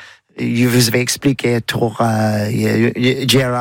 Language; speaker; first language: French; non-native, learner; English